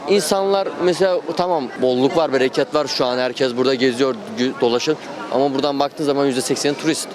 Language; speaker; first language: Turkish; native; Turkish